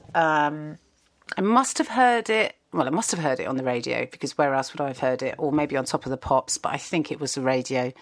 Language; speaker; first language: English; native; English